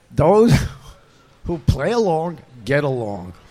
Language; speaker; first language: English; native; English